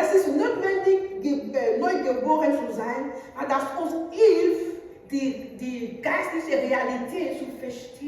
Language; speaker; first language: German; non-native, learner; French